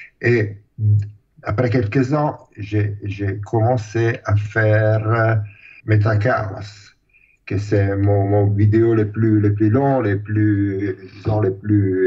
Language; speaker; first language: French; non-native, fluent; Italian